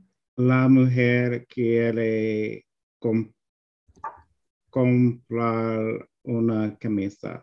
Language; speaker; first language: Spanish; non-native, learner; English